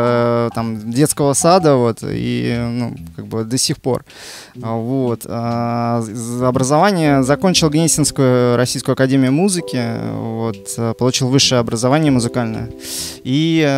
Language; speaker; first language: Russian; native; Russian